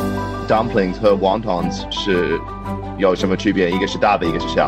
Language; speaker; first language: Chinese; non-native, learner; English